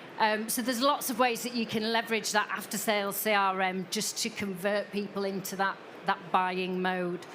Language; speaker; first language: English; native; English